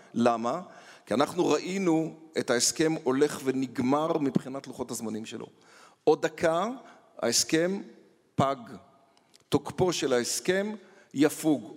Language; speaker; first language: Hebrew; native; Hebrew